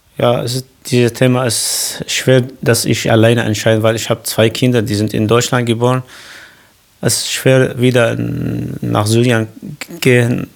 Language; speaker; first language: German; non-native, learner; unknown